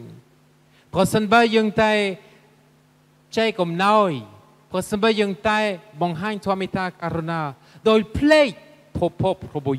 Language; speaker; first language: Khmer; non-native, fluent; French